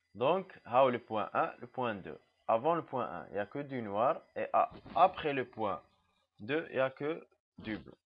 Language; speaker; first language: French; non-native, local second language; Arabic